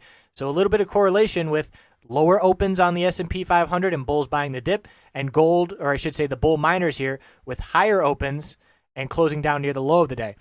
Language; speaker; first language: English; native; English